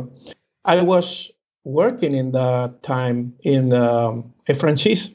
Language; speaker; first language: English; non-native, learner; Spanish